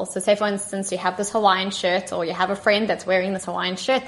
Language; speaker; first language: English; native; English